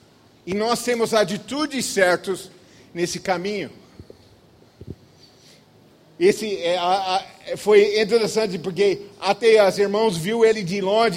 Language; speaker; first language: Portuguese; non-native, fluent; English